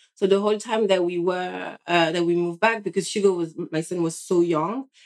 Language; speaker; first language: English; non-native, fluent; French